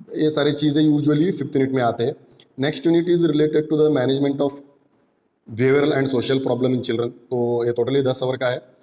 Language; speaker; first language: Hindi; non-native, local second language; Marathi